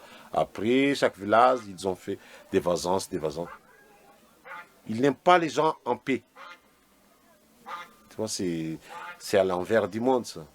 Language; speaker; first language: French; non-native, local second language; Malagasy